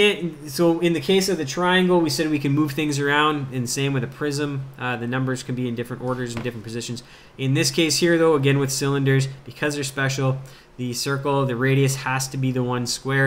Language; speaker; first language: English; native; English